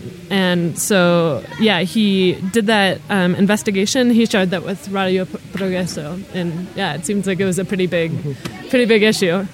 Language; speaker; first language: English; native; English